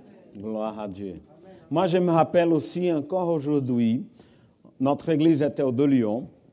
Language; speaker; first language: French; non-native, fluent; Portuguese